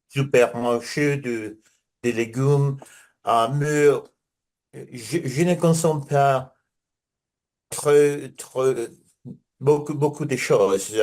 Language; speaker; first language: French; non-native, learner; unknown